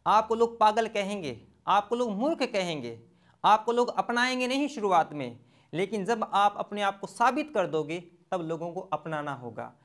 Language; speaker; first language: Hindi; native; Hindi